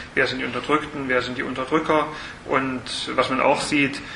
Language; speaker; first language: German; native; German